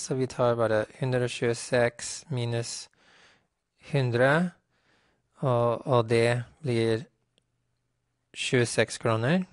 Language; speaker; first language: Norwegian; non-native, fluent; English